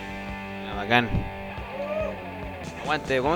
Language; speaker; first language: Spanish; native; Spanish